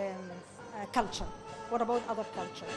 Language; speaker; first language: English; non-native, learner; Arabic